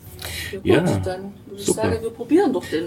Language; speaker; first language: German; native; German